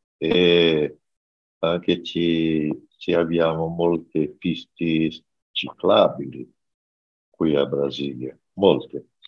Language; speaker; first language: Italian; non-native, learner; Portuguese